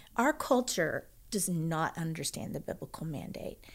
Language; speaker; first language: English; native; English